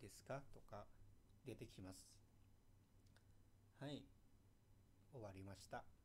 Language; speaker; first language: Japanese; non-native, fluent; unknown